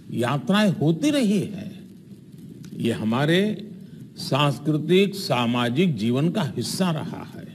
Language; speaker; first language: Hindi; non-native, local second language; Gujarati